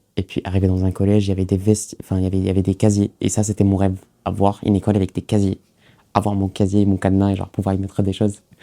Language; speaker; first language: French; early bilingual, other home language; Arabic